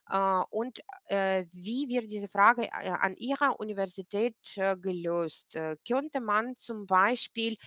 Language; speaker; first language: German; non-native, fluent; Ukrainian